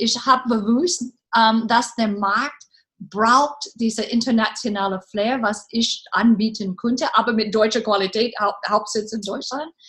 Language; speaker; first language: German; non-native, learner; English